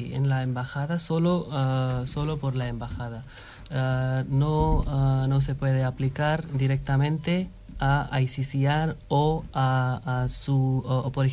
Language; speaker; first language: Spanish; non-native, fluent; Hindi